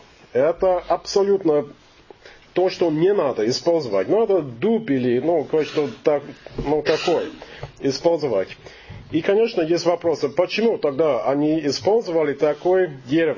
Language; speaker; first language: Russian; non-native, fluent; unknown